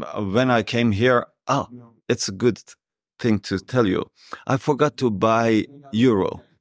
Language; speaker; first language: English; non-native, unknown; Persian